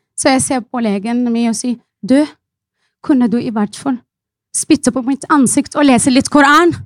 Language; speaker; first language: Norwegian; non-native, fluent; Arabic